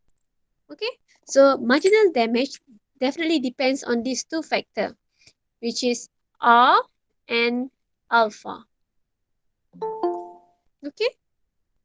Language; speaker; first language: English; non-native, local second language; Malay